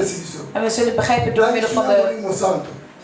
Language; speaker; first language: Dutch; non-native, fluent; Lingala